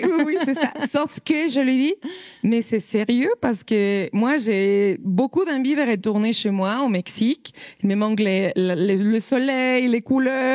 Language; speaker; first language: French; non-native, fluent; Spanish